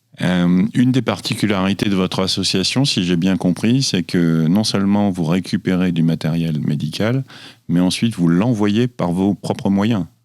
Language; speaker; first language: French; native; French